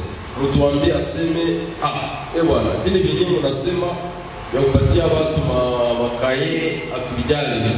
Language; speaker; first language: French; non-native, local second language; Swahili